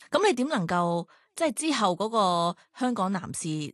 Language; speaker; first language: Cantonese; native; Cantonese